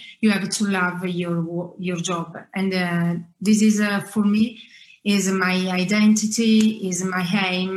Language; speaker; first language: English; non-native, fluent; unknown